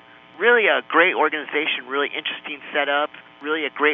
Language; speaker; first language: English; non-native, fluent; Spanish